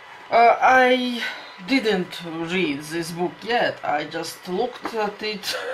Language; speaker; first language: English; non-native, fluent; Latvian